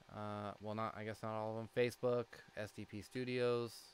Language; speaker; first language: English; native; English